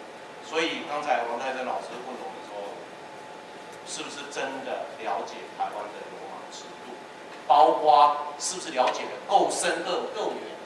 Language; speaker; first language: Chinese; native; Chinese